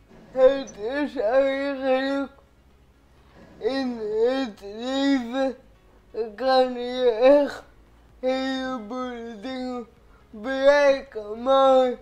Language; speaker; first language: Dutch; early bilingual, other home language; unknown